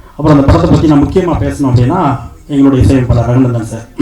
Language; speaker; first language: Tamil; native; Tamil